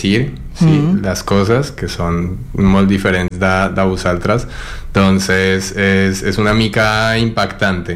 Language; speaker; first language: Catalan; non-native, learner; Spanish